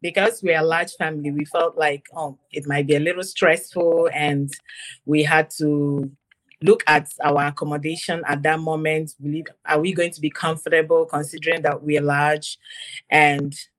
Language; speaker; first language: English; non-native, local second language; Igbo